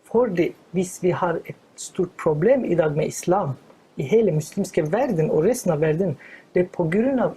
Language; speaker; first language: Norwegian; non-native, fluent; Turkish